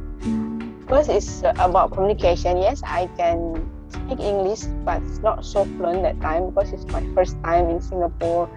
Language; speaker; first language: English; non-native, local second language; Indonesian